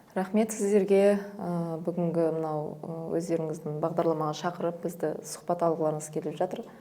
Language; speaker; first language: Kazakh; native; Kazakh